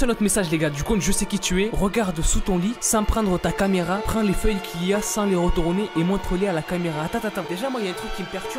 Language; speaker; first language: French; native; French